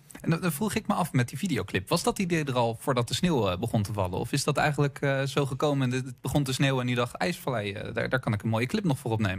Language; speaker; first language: Dutch; native; Dutch